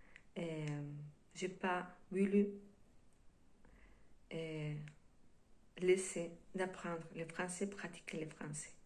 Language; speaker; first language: French; non-native, fluent; Spanish